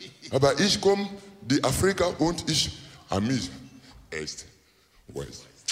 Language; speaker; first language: German; non-native, learner; Lingala